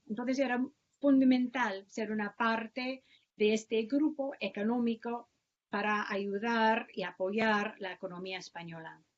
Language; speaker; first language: Spanish; non-native, fluent; English